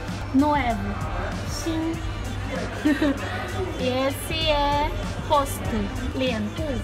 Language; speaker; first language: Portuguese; non-native, fluent; Chinese